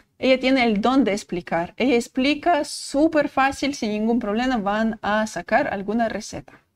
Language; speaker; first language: Spanish; non-native, fluent; Russian